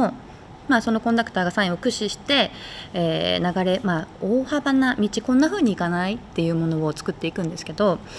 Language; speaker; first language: Japanese; native; Japanese